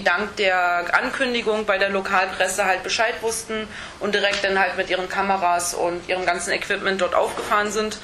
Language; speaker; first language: German; native; German